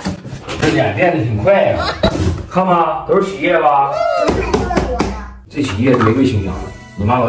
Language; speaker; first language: Chinese; native; Chinese